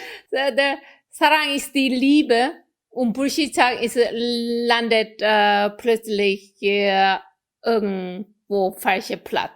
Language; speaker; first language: German; non-native, fluent; Korean